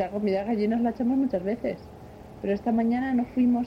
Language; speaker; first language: Spanish; native; Spanish